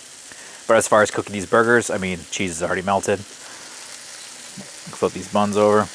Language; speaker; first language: English; native; English